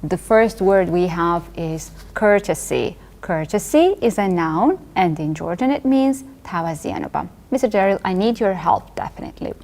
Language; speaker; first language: English; non-native, fluent; Georgian